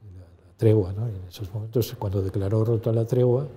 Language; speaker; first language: Spanish; native; Spanish